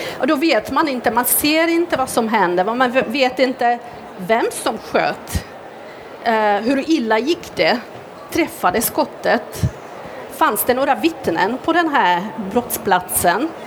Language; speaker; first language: Swedish; non-native, fluent; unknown